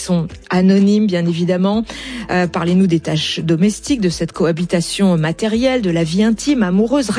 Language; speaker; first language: French; native; French